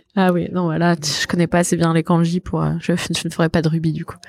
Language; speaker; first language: French; native; French